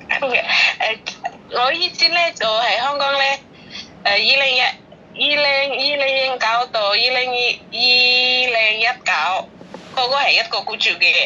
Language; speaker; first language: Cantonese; non-native, learner; Indonesian